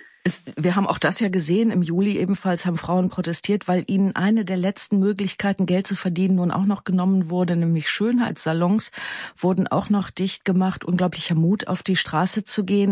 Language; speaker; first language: German; native; German